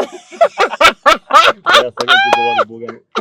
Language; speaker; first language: Macedonian; native; Macedonian